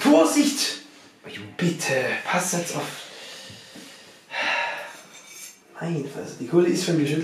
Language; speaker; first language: German; native; German